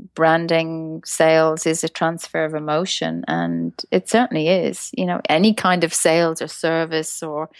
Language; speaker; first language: English; native; English